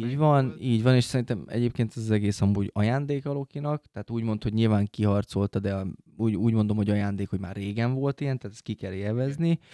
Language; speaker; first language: Hungarian; native; Hungarian